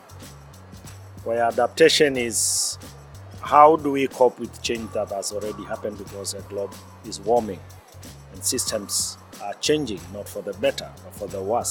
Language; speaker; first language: English; non-native, local second language; Masai